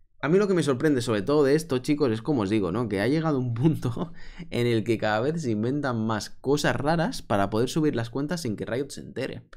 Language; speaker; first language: Spanish; native; Spanish